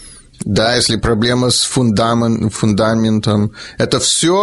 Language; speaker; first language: Russian; early bilingual, heritage; Russian